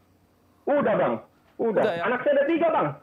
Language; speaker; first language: Indonesian; native; Indonesian